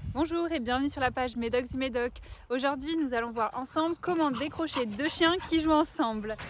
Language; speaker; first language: French; native; French